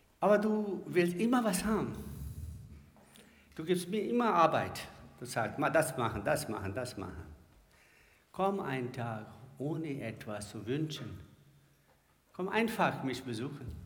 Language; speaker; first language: German; non-native, learner; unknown